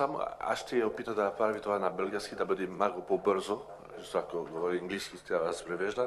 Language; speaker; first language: Bulgarian; non-native, learner; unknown